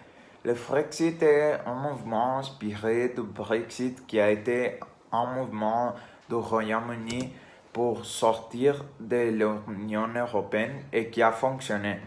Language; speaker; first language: French; non-native, learner; Spanish